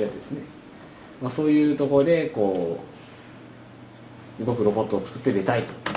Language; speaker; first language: Japanese; native; Japanese